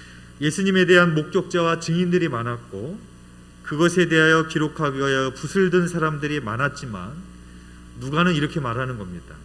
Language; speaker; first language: Korean; native; Korean